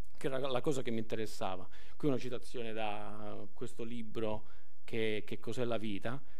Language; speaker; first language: Italian; native; Italian